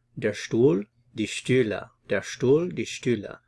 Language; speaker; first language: German; non-native, fluent; English